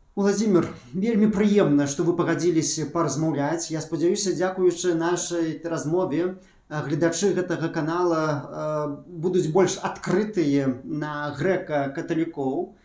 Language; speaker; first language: Belarusian; native; Belarusian